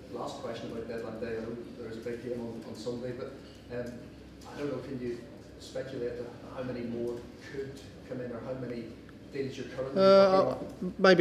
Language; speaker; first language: English; native; English